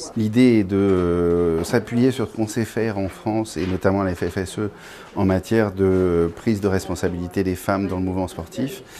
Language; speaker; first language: French; native; French